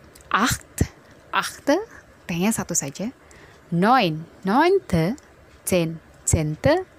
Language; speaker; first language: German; non-native, fluent; Indonesian